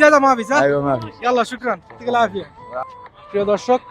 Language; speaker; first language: Arabic; non-native, learner; Bangla